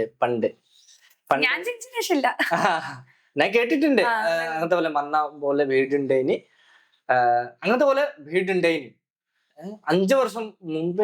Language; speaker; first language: Malayalam; non-native, fluent; Bangla